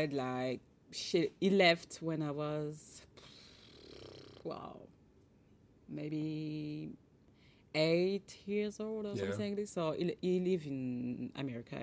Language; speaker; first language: English; non-native, fluent; French